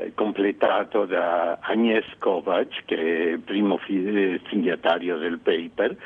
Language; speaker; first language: Italian; non-native, fluent; Spanish